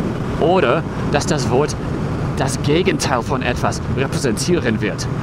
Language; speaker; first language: German; non-native, fluent; English